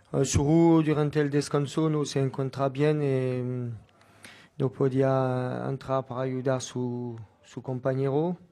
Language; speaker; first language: Spanish; non-native, fluent; French